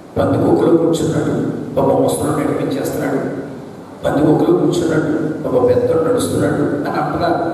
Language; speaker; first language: Telugu; non-native, local second language; Malayalam